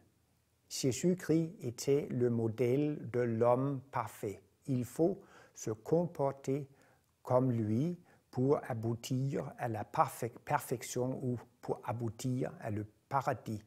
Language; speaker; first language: French; non-native, fluent; Danish